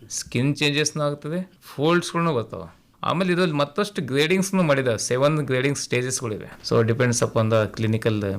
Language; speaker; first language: Kannada; native; Kannada